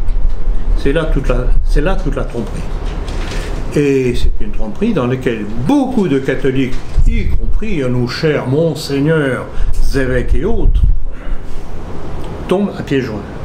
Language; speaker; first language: French; native; French